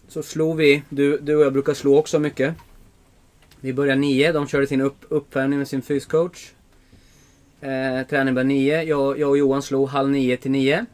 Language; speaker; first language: Swedish; native; Swedish